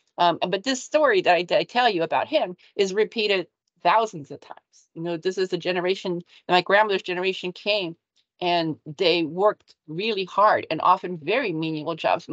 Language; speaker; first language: English; early bilingual, other home language; Ukrainian